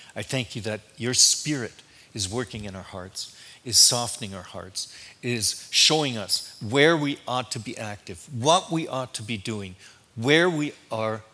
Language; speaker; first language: English; native; English